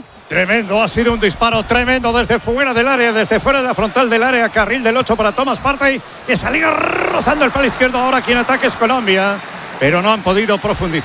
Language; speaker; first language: Spanish; native; Spanish